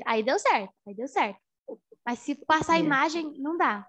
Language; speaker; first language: Portuguese; native; Portuguese